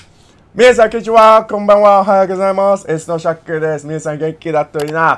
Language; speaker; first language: Japanese; non-native, learner; English